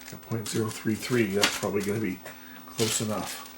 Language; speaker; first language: English; native; English